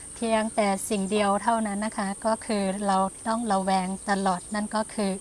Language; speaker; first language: Thai; non-native, fluent; Shan